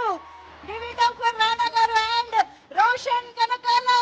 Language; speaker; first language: Telugu; native; Telugu